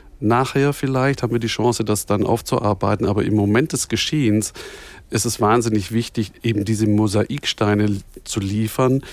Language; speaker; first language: German; native; German